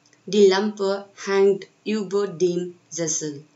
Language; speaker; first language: German; non-native, fluent; Hindi